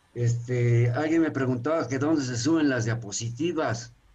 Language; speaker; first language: Spanish; native; Spanish